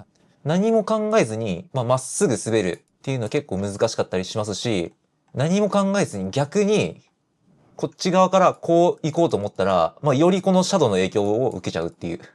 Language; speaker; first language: Japanese; native; Japanese